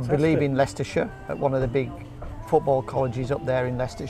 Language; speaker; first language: English; native; English